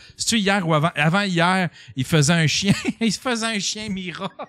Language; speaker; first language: French; native; French